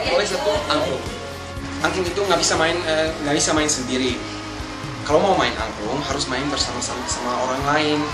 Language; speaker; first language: Indonesian; non-native, fluent; German